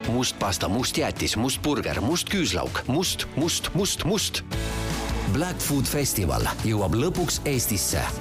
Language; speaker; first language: Estonian; non-native, local second language; Russian